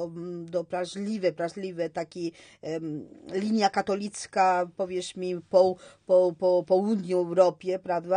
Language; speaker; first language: Polish; non-native, learner; Spanish